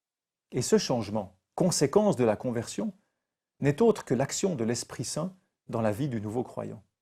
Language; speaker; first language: French; native; French